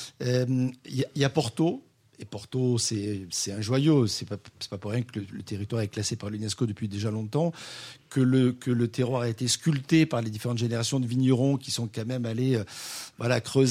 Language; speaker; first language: French; native; French